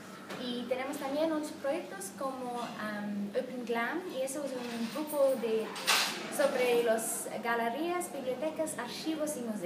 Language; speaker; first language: Spanish; non-native, fluent; English